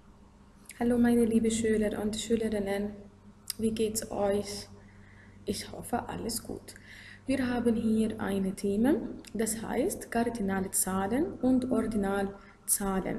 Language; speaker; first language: German; non-native, fluent; Arabic